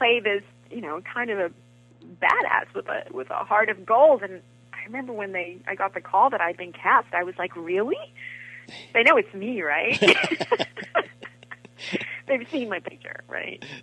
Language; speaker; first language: English; native; English